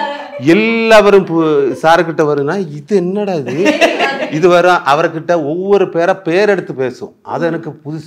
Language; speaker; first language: Tamil; non-native, learner; Malayalam